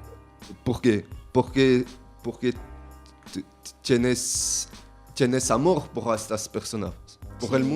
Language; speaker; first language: Spanish; non-native, learner; French